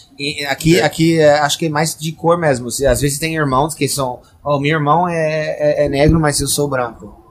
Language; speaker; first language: Portuguese; non-native, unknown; English